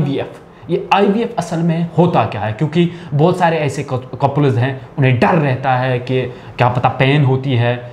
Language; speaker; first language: Hindi; non-native, local second language; Kashmiri